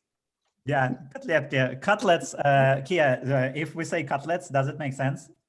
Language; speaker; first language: English; non-native, fluent; Russian